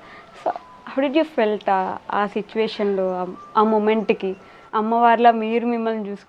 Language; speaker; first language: Telugu; native; Telugu